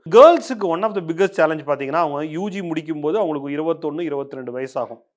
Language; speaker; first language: Tamil; native; Tamil